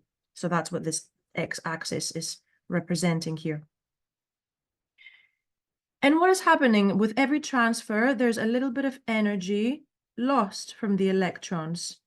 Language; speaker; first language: English; native; English